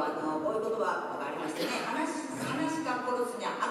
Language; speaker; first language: Japanese; native; Japanese